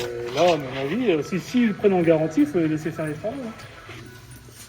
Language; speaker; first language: French; native; French